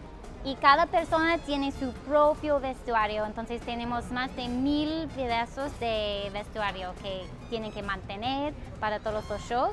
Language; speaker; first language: Spanish; non-native, fluent; English